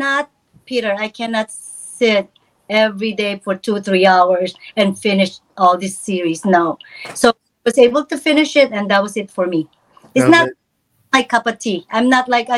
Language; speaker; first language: English; non-native, local second language; Filipino